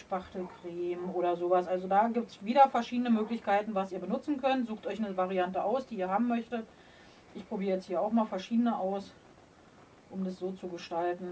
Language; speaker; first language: German; native; German